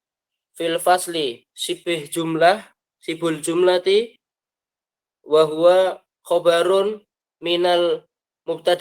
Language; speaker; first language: Arabic; non-native, learner; Indonesian